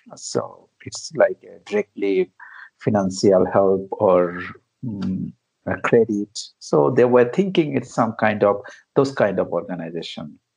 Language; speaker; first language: English; non-native, local second language; Bangla